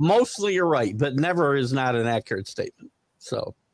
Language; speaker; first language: English; native; English